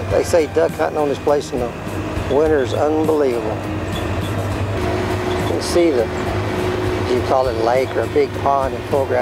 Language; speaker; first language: English; native; English